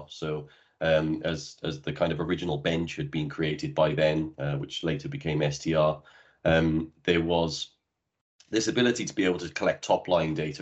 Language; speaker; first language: English; native; English